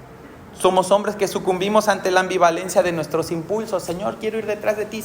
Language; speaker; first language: Spanish; native; Spanish